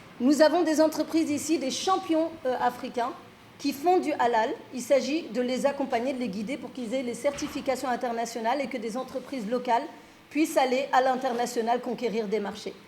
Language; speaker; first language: French; early bilingual, other home language; Fula